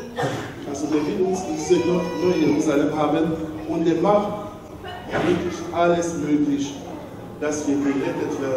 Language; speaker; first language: German; non-native, learner; French